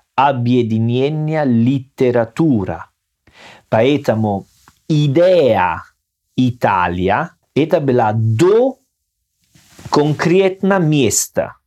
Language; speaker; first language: Russian; non-native, learner; Italian